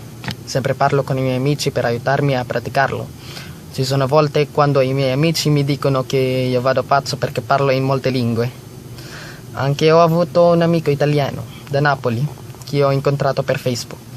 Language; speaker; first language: Italian; non-native, learner; Filipino